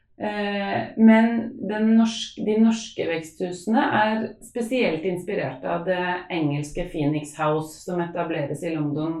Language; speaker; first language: Norwegian; native; Norwegian